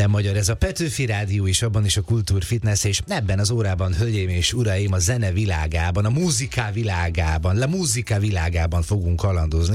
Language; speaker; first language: Hungarian; native; Hungarian